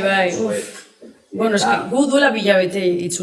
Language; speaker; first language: Basque; native; Basque